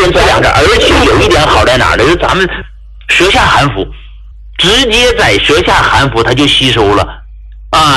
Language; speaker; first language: Chinese; native; Chinese